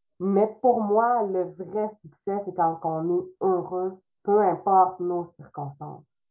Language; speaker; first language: French; native; French